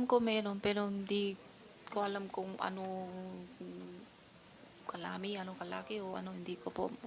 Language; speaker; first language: Filipino; non-native, learner; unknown